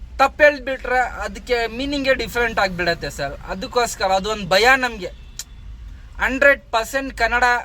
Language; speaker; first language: Kannada; non-native, local second language; Hindi